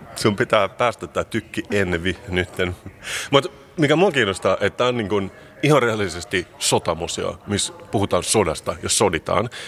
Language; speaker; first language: Finnish; non-native, local second language; Swedish